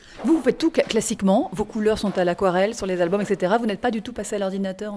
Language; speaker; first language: French; native; French